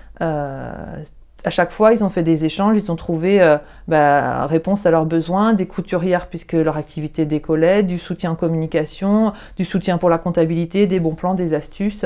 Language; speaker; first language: French; native; French